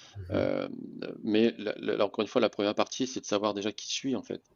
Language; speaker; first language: French; native; French